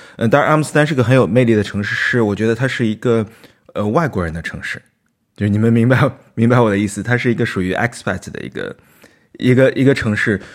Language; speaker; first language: Chinese; native; Chinese